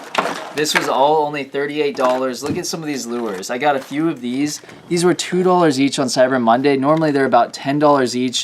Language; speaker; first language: English; native; English